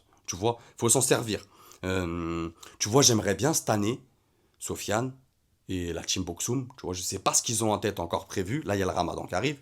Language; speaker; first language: French; native; French